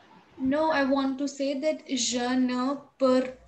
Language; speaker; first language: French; non-native, learner; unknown